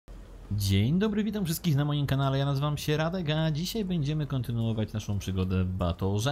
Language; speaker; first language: Polish; native; Polish